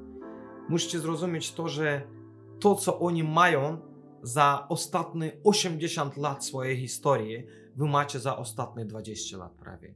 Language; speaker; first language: Polish; non-native, fluent; Azerbaijani